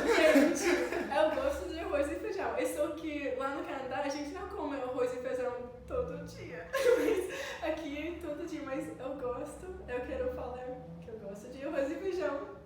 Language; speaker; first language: Portuguese; early bilingual, other home language; English